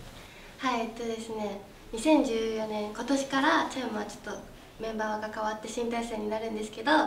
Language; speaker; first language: Japanese; native; Japanese